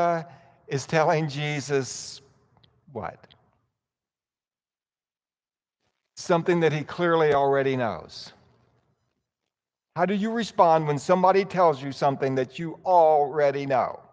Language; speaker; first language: English; native; English